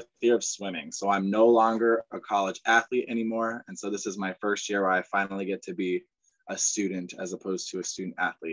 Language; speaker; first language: English; native; English